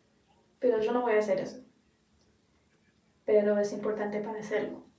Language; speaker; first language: Spanish; non-native, learner; English